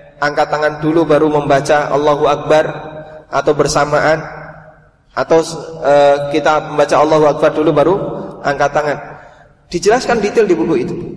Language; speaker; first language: Indonesian; non-native, local second language; Javanese